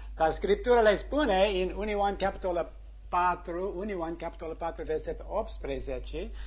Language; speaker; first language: Romanian; non-native, learner; English